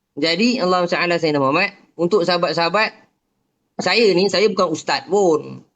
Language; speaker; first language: Malay; native; Malay